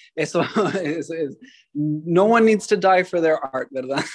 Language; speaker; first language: Spanish; early bilingual, heritage; Spanish